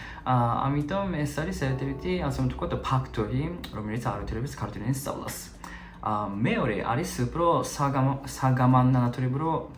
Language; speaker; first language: Georgian; non-native, fluent; Japanese